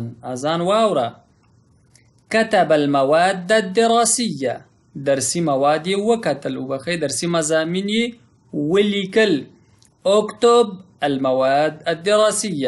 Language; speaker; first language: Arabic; non-native, fluent; Pashto